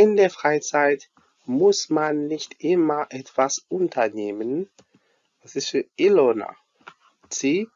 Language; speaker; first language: German; non-native, fluent; Arabic